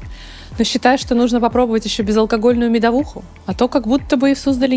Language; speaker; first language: Russian; native; Russian